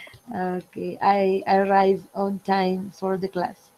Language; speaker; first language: English; non-native, learner; Spanish